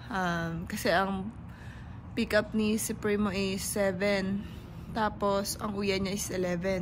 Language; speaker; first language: Filipino; native; Filipino